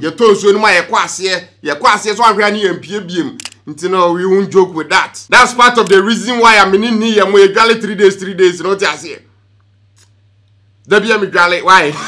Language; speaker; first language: English; non-native, local second language; Akan